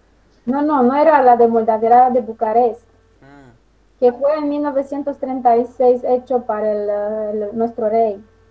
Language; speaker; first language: Spanish; non-native, fluent; Romanian